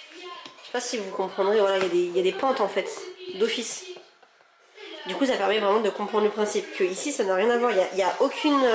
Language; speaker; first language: French; native; French